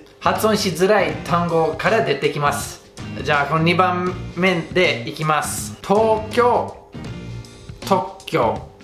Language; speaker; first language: Japanese; non-native, fluent; English